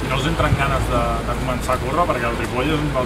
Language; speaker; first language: Catalan; native; Catalan